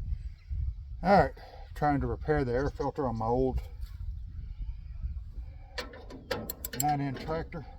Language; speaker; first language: English; native; English